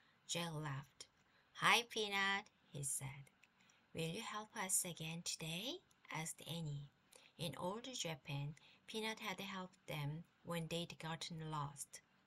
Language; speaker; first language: English; non-native, fluent; Korean